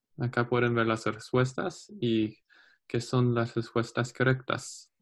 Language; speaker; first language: Spanish; non-native, learner; English